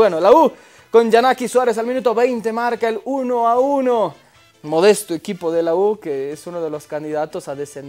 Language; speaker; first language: Spanish; native; Spanish